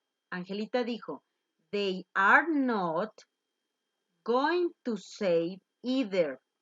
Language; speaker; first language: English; non-native, learner; Spanish